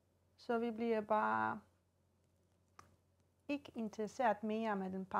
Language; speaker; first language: Danish; non-native, fluent; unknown